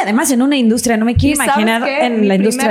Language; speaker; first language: Spanish; native; Spanish